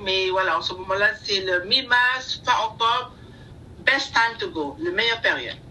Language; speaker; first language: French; non-native, learner; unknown